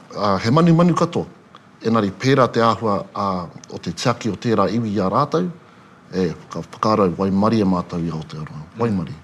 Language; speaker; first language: Māori; native; Māori